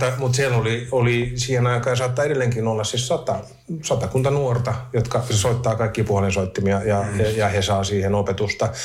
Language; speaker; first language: Finnish; native; Finnish